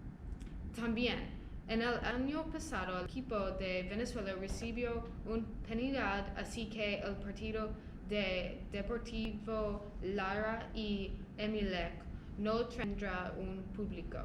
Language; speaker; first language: Spanish; non-native, learner; English